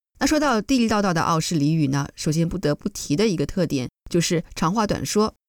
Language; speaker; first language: Chinese; native; Chinese